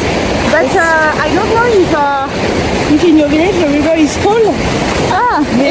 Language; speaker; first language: English; non-native, learner; French